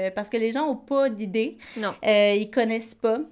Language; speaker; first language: French; native; French